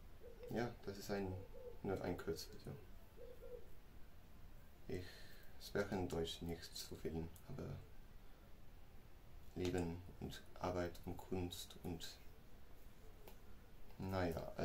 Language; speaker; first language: German; non-native, learner; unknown